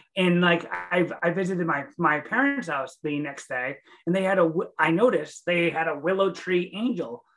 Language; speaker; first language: English; native; English